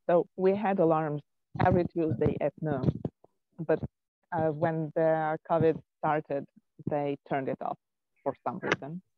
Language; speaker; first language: English; non-native, fluent; Ukrainian